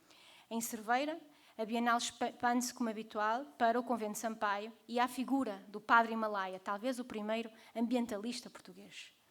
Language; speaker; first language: Portuguese; native; Portuguese